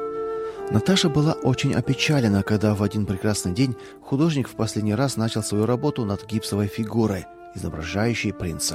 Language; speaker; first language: Russian; native; Russian